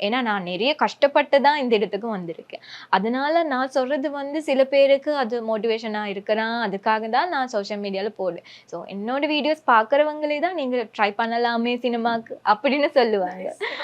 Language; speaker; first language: Tamil; non-native, fluent; Sinhala